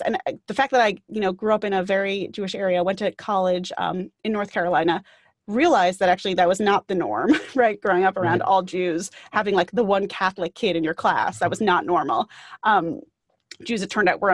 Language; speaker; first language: English; native; English